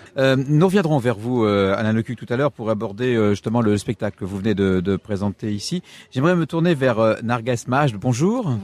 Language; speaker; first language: French; native; French